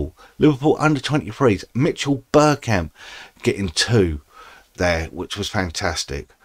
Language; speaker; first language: English; native; English